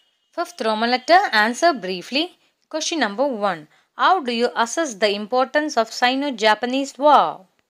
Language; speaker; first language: English; non-native, local second language; Tamil